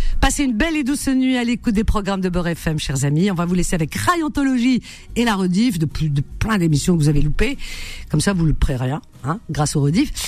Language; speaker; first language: French; early bilingual, other home language; Arabic